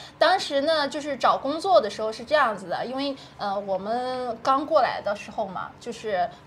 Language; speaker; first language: Chinese; native; Chinese